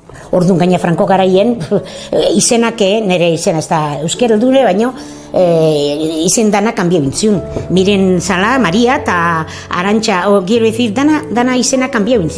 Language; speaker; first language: Basque; native; Basque